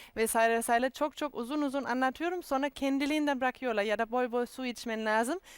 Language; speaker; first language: Turkish; non-native, fluent; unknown